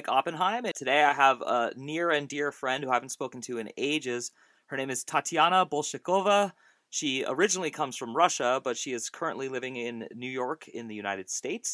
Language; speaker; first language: English; native; English